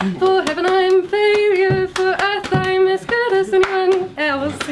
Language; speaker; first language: English; non-native, fluent; Dutch